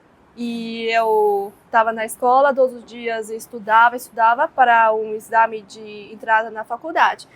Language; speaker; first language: Portuguese; non-native, fluent; Chinese